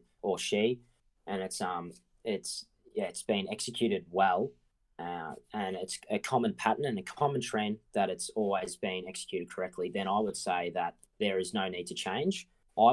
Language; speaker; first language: English; native; English